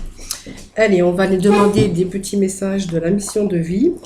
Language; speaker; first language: French; native; French